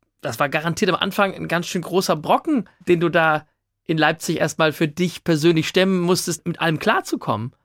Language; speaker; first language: German; native; German